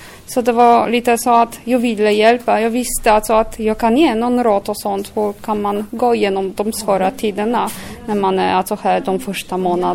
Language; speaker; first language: Swedish; non-native, fluent; Polish